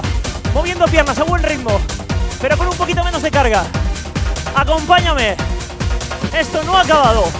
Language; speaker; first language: Spanish; native; Spanish